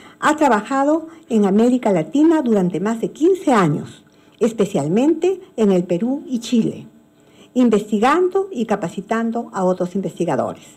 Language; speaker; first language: Spanish; native; Spanish